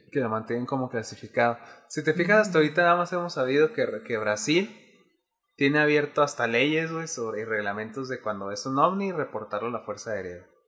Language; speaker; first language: Spanish; native; Spanish